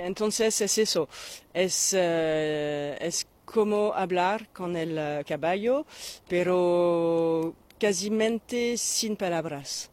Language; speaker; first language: Spanish; non-native, fluent; French